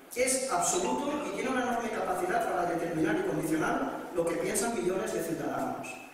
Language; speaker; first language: Spanish; non-native, local second language; Catalan